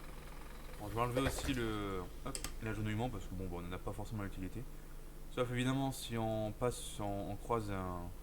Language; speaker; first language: French; native; French